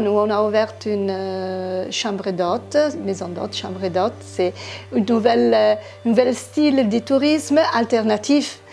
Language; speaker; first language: French; non-native, fluent; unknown